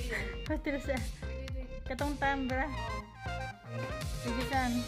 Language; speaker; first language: English; non-native, learner; Filipino